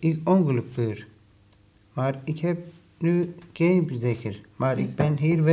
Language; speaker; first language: Dutch; non-native, learner; Turkish